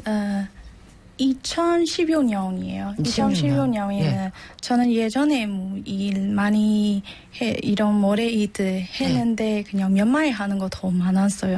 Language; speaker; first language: Korean; non-native, learner; Burmese